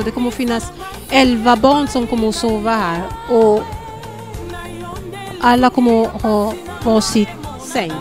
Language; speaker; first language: Swedish; non-native, fluent; Lingala